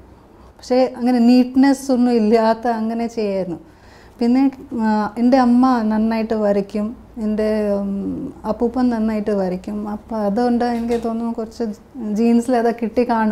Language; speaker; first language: Malayalam; early bilingual, heritage; Malayalam